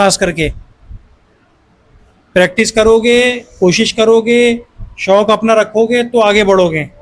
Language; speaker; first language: Hindi; native; Hindi